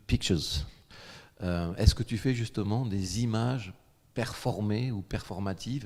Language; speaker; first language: French; native; French